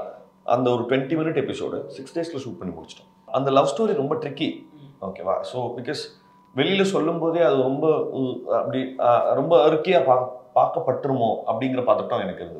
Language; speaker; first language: Tamil; native; Tamil